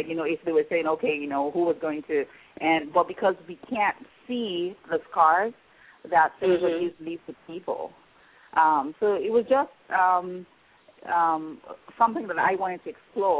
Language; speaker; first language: English; non-native, local second language; Yoruba